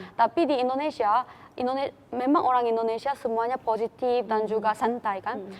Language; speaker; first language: Indonesian; non-native, fluent; Korean